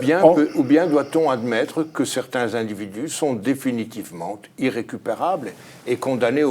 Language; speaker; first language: French; native; French